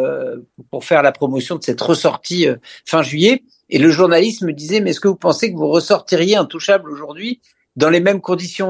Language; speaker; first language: French; native; French